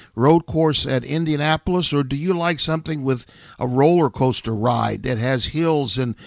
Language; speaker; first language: English; native; English